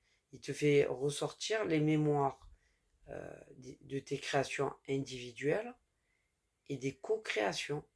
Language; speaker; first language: French; native; French